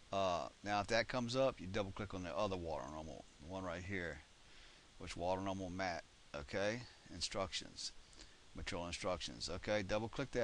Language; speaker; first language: English; native; English